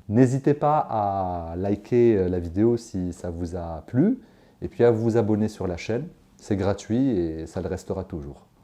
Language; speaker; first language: French; non-native, local second language; Arabic